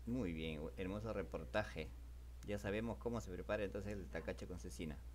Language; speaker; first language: Spanish; native; Spanish